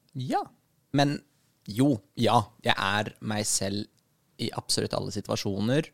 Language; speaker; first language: Norwegian; early bilingual, other home language; Arabic